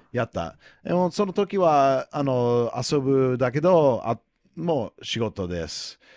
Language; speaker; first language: Japanese; non-native, learner; English